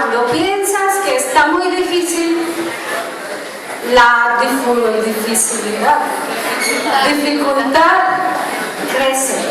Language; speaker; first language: Spanish; non-native, learner; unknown